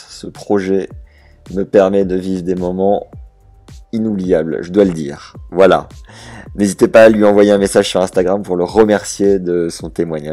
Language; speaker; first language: French; native; French